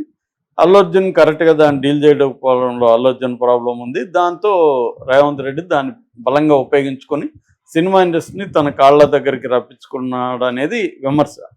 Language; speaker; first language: Telugu; native; Telugu